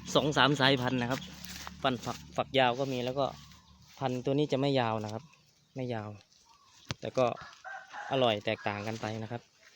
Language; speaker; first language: Thai; native; Thai